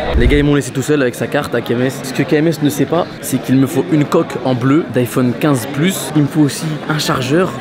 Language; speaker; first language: French; native; French